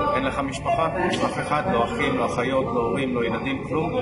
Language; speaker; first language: Hebrew; native; Hebrew